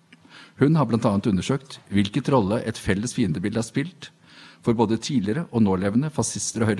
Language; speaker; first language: Norwegian; native; Norwegian